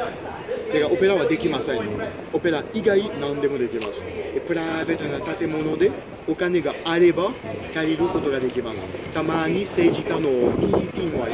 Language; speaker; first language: Japanese; non-native, fluent; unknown